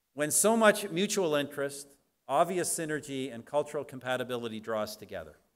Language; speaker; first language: English; native; English